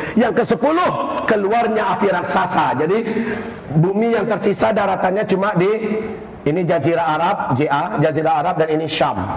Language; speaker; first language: Indonesian; non-native, local second language; Minangkabau